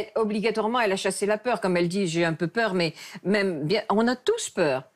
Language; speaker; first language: French; native; French